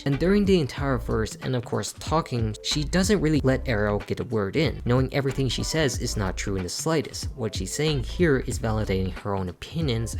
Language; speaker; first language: English; native; English